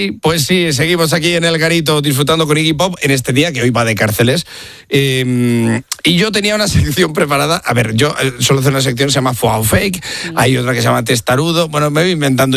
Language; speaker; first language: Spanish; native; Spanish